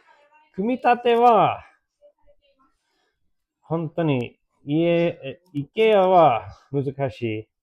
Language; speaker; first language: Japanese; non-native, learner; English